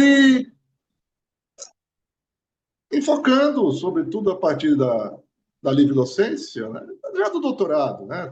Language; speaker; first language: Portuguese; native; Portuguese